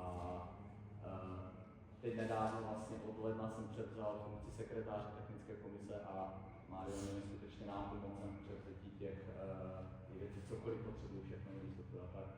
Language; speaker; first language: Czech; native; Czech